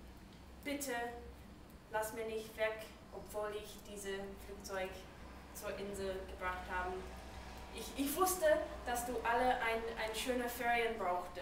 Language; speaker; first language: German; non-native, learner; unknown